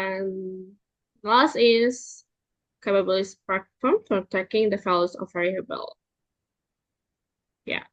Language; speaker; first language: English; non-native, fluent; Indonesian